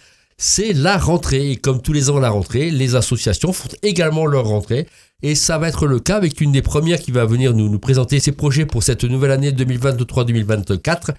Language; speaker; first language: French; native; French